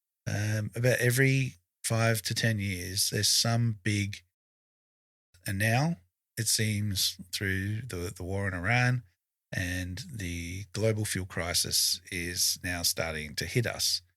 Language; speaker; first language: English; native; English